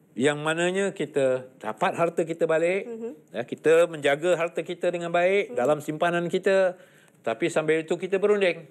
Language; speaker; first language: Malay; native; Malay